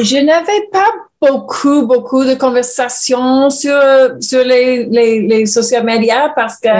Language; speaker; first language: French; non-native, learner; English